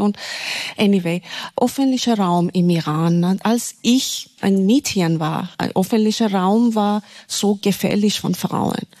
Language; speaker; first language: German; non-native, fluent; Persian